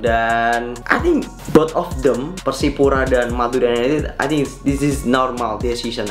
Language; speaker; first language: English; non-native, learner; Indonesian